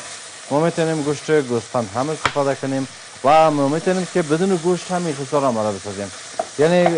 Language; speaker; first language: Persian; native; Persian